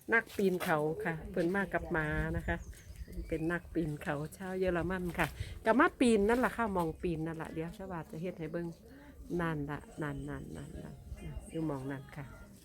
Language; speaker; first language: Thai; non-native, local second language; Northeastern Thai